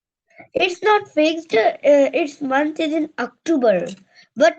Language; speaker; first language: English; non-native, learner; Hindi